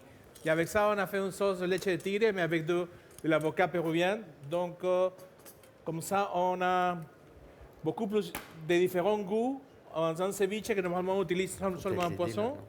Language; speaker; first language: French; non-native, fluent; Spanish